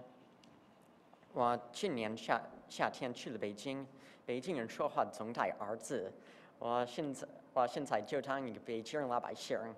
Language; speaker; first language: Chinese; non-native, learner; English